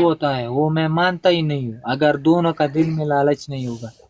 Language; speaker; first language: Hindi; non-native, local second language; Pashto